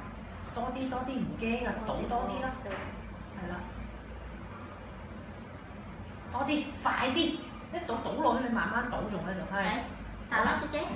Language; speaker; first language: Cantonese; native; Cantonese